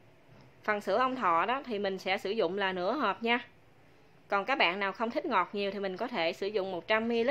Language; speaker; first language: Vietnamese; native; Vietnamese